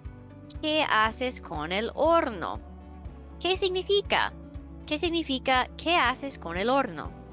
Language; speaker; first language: Spanish; non-native, fluent; English